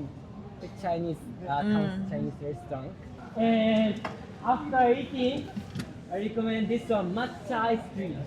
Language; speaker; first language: English; non-native, learner; Japanese